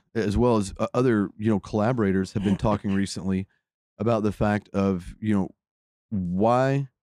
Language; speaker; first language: English; native; English